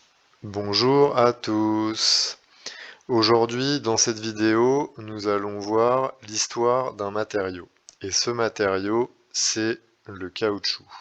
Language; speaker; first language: French; native; French